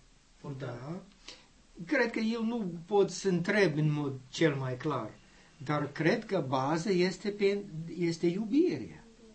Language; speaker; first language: Romanian; non-native, learner; English